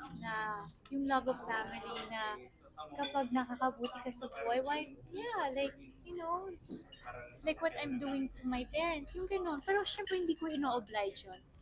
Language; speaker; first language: Filipino; native; Filipino